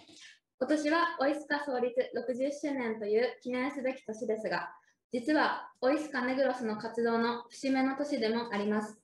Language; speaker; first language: Japanese; native; Japanese